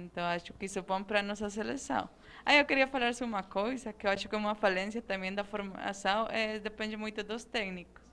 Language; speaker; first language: Portuguese; non-native, fluent; Spanish